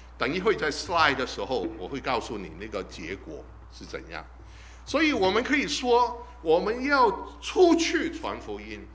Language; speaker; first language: Chinese; non-native, local second language; Cantonese